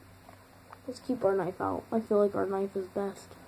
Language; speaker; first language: English; native; English